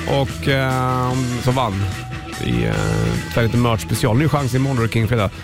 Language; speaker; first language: Swedish; native; Swedish